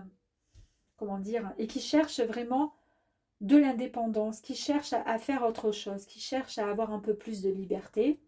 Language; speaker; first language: French; native; French